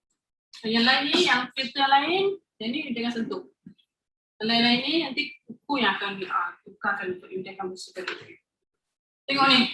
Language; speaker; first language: Malay; native; Malay